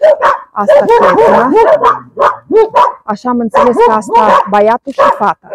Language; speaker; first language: Romanian; non-native, learner; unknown